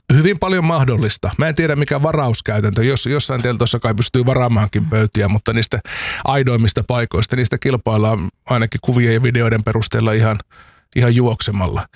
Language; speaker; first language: Finnish; native; Finnish